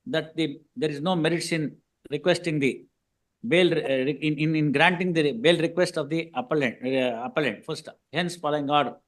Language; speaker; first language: English; non-native, local second language; Kannada